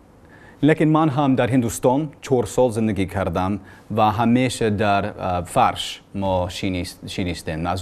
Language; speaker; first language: Persian; non-native, learner; English